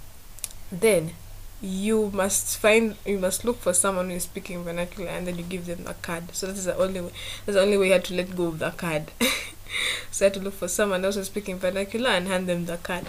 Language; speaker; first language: English; non-native, local second language; Ganda